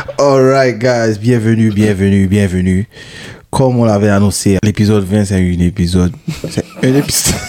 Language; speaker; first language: French; non-native, local second language; Haitian Creole